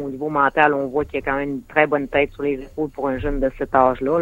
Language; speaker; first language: French; native; French